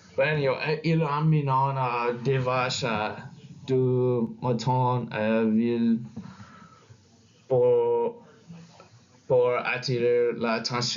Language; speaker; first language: French; non-native, learner; English